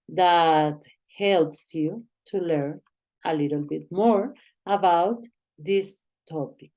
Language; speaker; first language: English; non-native, learner; Spanish